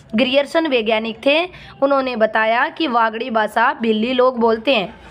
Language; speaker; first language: Hindi; native; Hindi